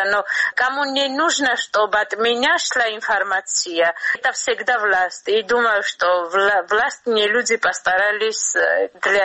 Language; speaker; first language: Russian; non-native, local second language; Georgian